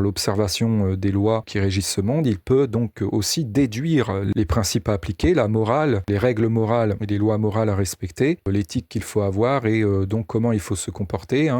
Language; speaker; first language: French; native; French